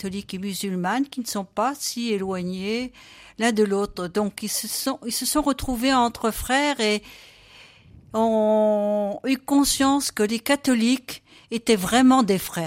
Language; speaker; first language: French; native; French